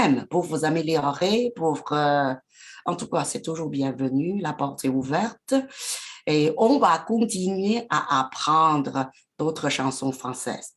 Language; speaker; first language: French; non-native, fluent; Chinese